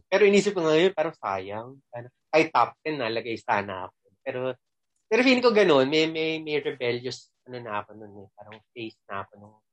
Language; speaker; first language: Filipino; non-native, local second language; Cebuano